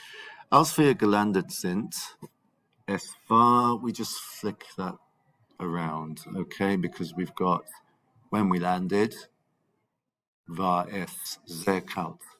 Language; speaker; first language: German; non-native, fluent; English